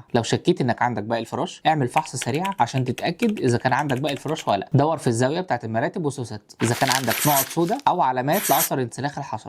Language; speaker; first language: Arabic; native; Arabic